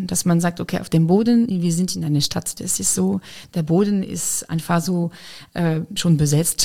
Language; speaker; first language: German; non-native, fluent; French